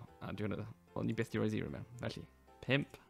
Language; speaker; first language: Welsh; native; Welsh